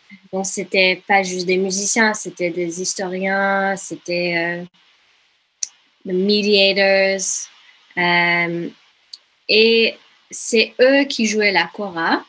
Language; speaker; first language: French; non-native, fluent; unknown